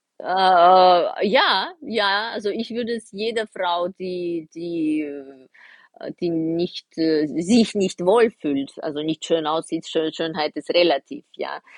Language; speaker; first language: German; non-native, fluent; Russian